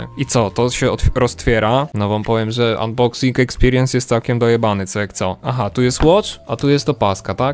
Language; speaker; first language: Polish; native; Polish